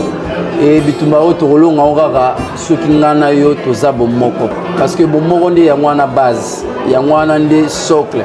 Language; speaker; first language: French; early bilingual, other home language; Lingala